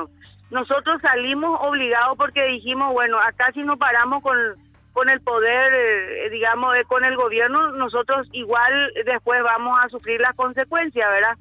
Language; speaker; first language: Spanish; native; Spanish